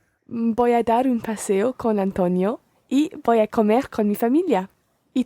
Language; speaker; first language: Spanish; non-native, learner; English